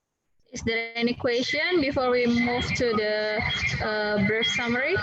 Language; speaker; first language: English; non-native, local second language; Indonesian